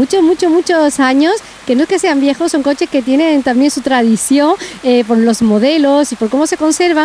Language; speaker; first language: Spanish; native; Spanish